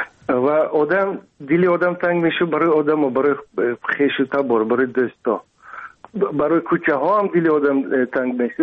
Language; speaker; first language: Persian; non-native, local second language; Russian